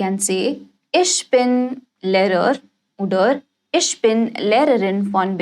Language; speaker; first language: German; non-native, fluent; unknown